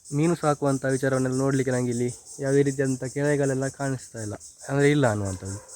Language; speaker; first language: Kannada; non-native, local second language; Tulu